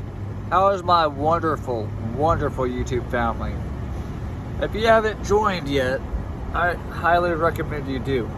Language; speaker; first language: English; native; English